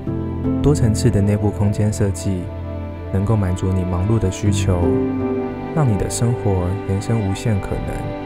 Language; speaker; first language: Chinese; native; Chinese